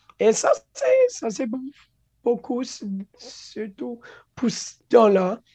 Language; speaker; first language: French; non-native, local second language; English